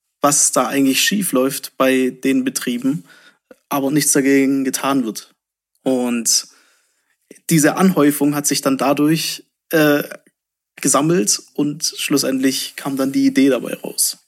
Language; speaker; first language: German; native; German